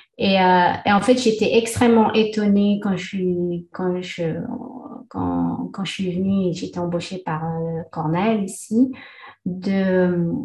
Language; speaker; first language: French; non-native, local second language; Arabic